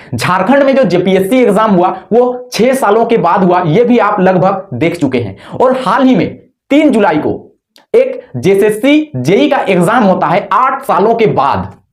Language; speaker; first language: Hindi; native; Hindi